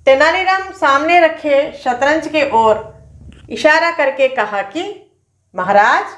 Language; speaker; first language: Hindi; non-native, local second language; Telugu